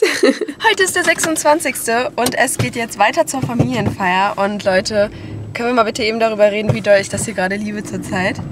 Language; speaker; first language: German; native; German